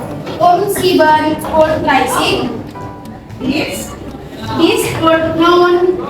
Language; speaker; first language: German; non-native, learner; Indonesian